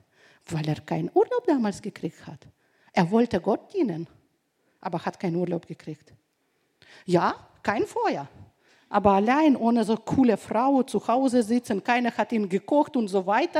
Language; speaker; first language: German; non-native, fluent; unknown